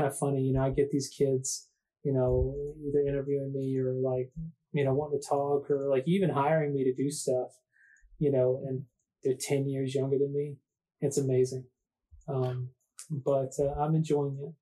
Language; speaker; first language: English; native; English